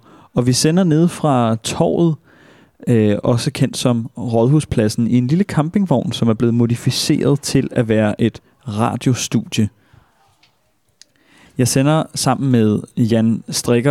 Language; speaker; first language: Danish; native; Danish